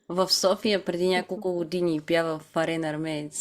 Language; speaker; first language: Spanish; non-native, fluent; Bulgarian